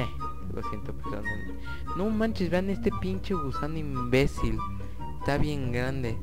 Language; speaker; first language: Spanish; native; Spanish